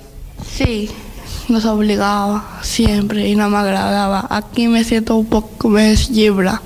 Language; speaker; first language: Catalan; non-native, learner; Spanish